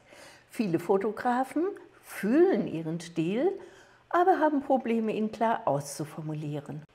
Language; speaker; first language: German; native; German